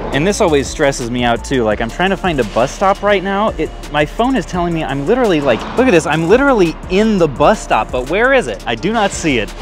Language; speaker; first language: English; native; English